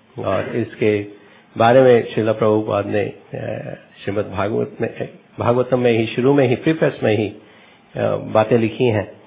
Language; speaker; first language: Hindi; native; Hindi